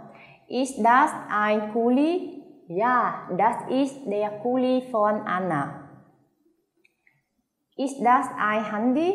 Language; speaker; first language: German; non-native, fluent; Vietnamese